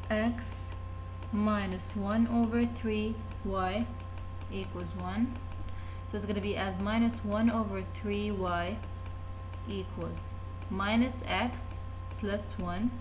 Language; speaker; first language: English; non-native, fluent; Arabic